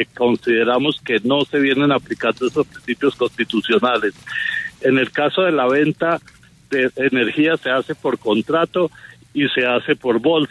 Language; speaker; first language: Spanish; native; Spanish